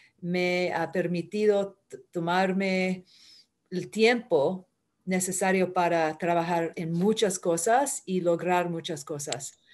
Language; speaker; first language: Spanish; early bilingual, heritage; Spanish